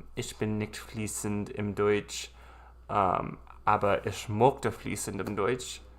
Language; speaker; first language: German; non-native, learner; English